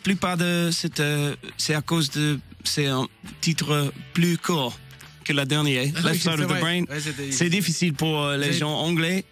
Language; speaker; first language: French; non-native, learner; English